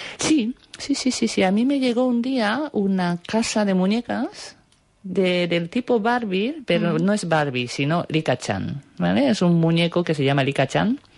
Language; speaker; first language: Spanish; non-native, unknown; Japanese